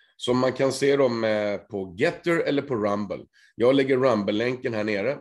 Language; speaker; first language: Swedish; native; Swedish